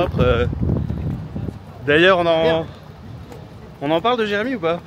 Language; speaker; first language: French; native; French